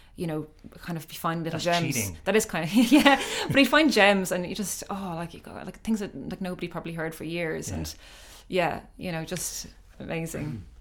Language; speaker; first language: English; native; English